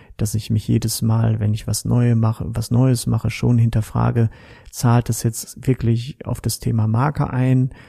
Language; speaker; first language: German; native; German